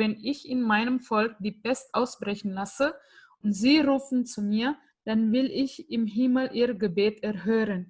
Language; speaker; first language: German; non-native, fluent; Indonesian